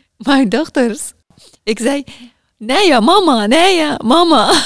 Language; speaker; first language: Dutch; non-native, learner; Arabic